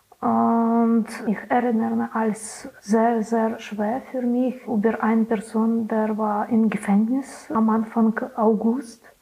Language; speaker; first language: German; non-native, learner; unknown